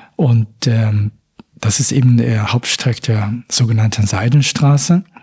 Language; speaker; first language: German; non-native, fluent; Chinese